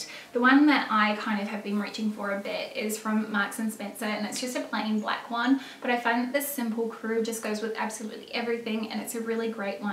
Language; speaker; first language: English; native; English